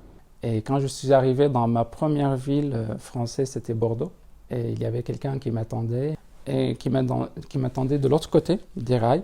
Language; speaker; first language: French; non-native, fluent; Arabic